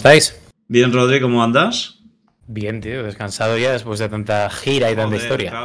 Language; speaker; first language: Spanish; native; Spanish